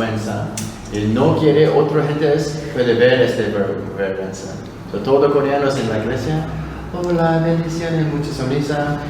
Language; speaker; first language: Spanish; non-native, learner; Korean